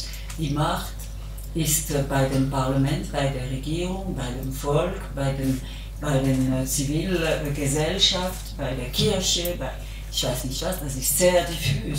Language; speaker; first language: German; non-native, local second language; French